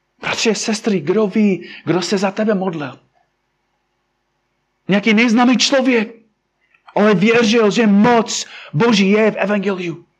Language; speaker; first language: Czech; non-native, fluent; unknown